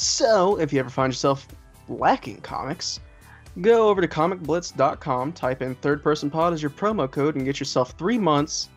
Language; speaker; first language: English; native; English